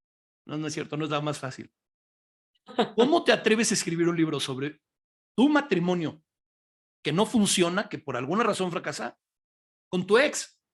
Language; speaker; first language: Spanish; native; Spanish